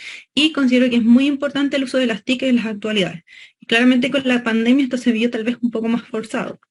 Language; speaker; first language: Spanish; native; Spanish